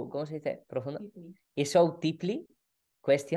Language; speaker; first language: English; non-native, learner; Spanish